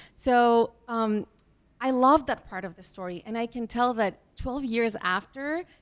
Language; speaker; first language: English; non-native, fluent; Greek